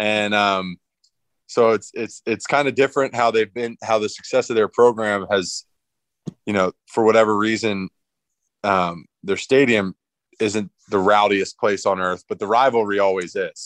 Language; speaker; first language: English; native; English